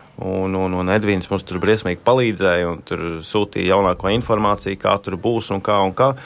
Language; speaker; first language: Latvian; native; Latvian